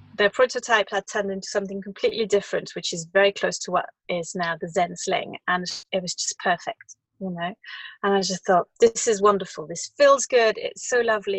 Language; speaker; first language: English; non-native, fluent; French